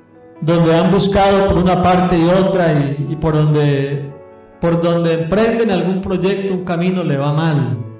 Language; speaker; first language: Spanish; native; Spanish